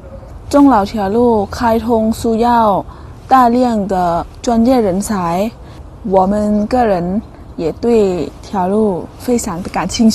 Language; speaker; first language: Chinese; non-native, learner; Lao